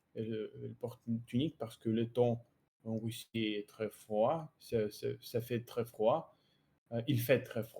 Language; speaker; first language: French; non-native, learner; Russian